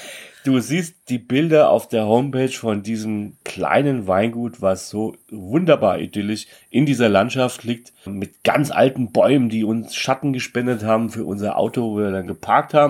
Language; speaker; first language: German; native; German